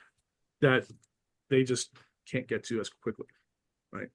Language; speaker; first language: English; native; English